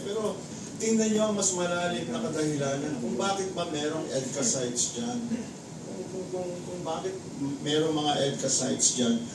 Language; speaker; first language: Filipino; native; Filipino